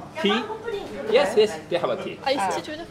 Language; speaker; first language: English; non-native, fluent; Japanese